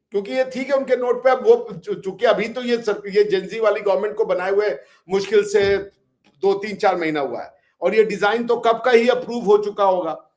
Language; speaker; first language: Hindi; native; Hindi